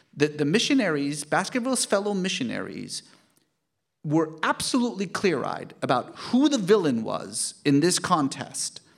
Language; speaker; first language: English; early bilingual, other home language; Persian